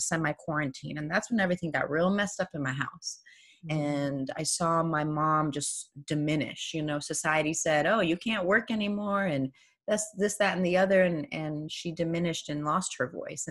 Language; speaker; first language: English; non-native, fluent; Persian